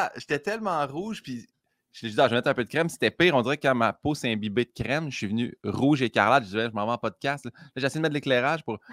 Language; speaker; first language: French; native; French